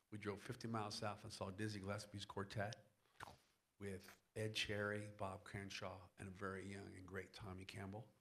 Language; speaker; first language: English; native; English